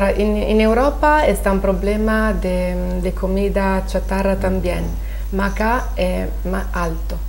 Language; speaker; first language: Spanish; non-native, learner; Italian